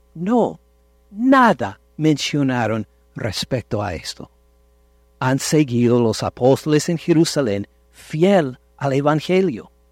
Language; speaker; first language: Spanish; non-native, fluent; English